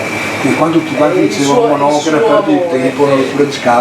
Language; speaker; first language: Italian; native; Italian